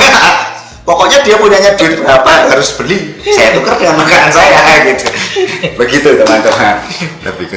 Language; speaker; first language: Indonesian; non-native, local second language; Javanese